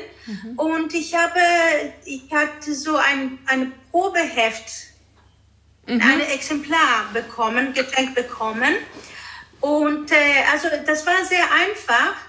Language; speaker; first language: German; early bilingual, other home language; Greek